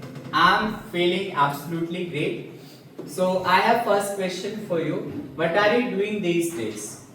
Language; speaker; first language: English; non-native, fluent; Hindi